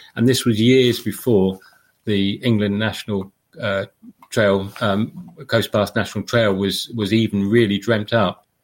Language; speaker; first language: English; native; English